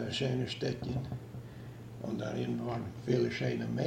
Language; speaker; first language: German; early bilingual, heritage; German